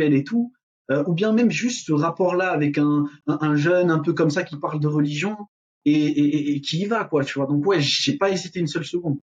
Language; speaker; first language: French; non-native, local second language; Arabic